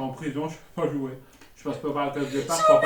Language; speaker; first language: French; native; French